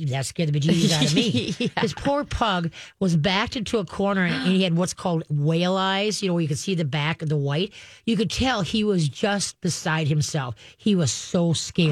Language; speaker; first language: English; native; English